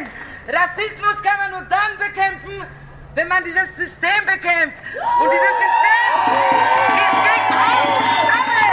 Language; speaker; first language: German; non-native, fluent; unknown